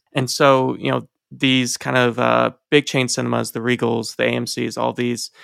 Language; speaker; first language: English; native; English